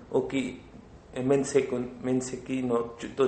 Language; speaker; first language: Japanese; non-native, learner; Bangla